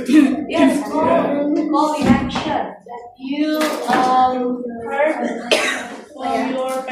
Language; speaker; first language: English; non-native, fluent; Indonesian